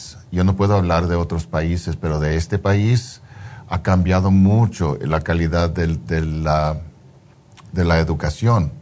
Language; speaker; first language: Spanish; early bilingual, heritage; Spanish